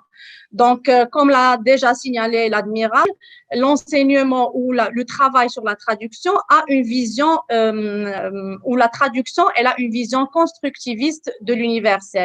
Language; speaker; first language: French; non-native, local second language; Arabic